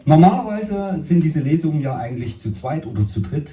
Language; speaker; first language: German; native; German